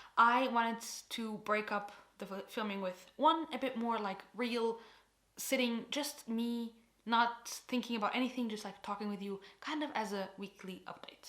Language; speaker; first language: English; non-native, fluent; Portuguese